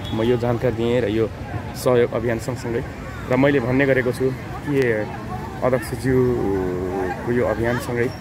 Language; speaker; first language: Nepali; native; Nepali